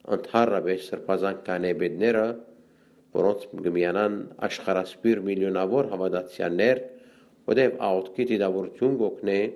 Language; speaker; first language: Armenian; early bilingual, heritage; Armenian